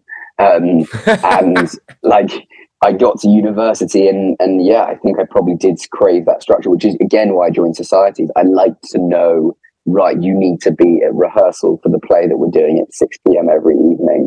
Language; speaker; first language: English; native; English